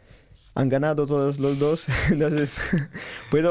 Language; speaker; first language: Spanish; non-native, learner; Italian